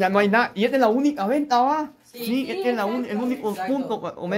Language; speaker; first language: Spanish; native; Spanish